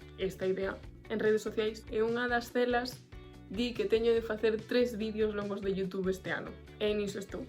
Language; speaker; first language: Galician; non-native, local second language; Spanish